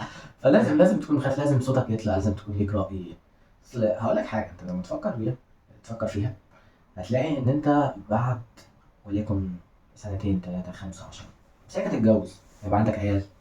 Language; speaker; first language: Arabic; native; Arabic